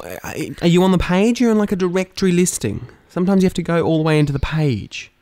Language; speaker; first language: English; native; English